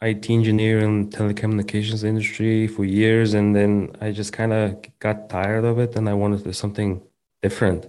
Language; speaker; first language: English; non-native, fluent; Kazakh